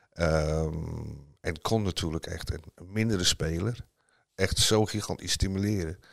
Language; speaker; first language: Dutch; non-native, fluent; English